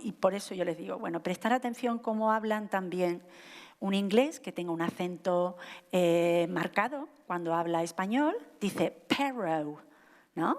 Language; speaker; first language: Spanish; native; Spanish